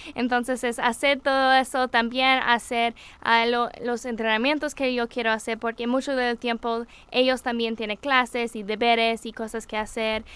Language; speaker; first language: Spanish; non-native, learner; English